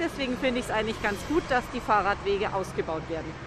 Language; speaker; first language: German; native; German